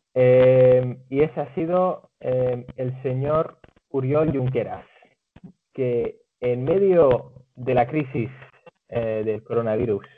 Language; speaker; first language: Spanish; early bilingual, other home language; Catalan